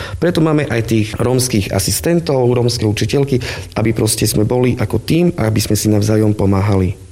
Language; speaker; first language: Slovak; non-native, local second language; Romany